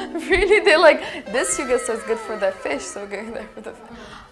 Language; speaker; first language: English; native; English